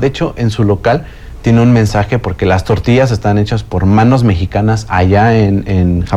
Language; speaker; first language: Spanish; native; Spanish